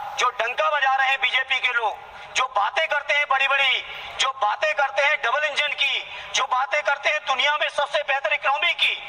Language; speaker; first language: Hindi; native; Hindi